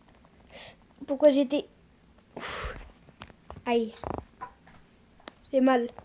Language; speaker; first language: French; native; French